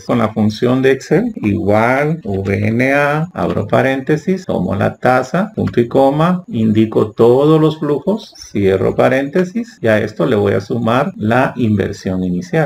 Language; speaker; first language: Spanish; native; Spanish